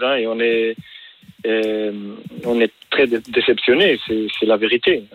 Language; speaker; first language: French; non-native, learner; Portuguese